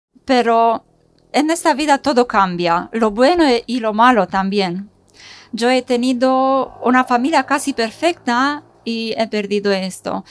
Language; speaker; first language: Spanish; non-native, fluent; Romanian